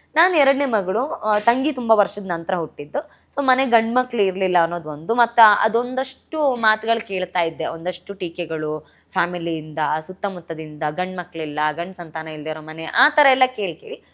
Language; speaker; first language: Kannada; native; Kannada